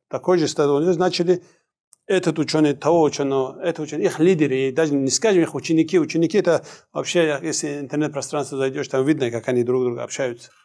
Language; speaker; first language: Russian; non-native, local second language; Kumyk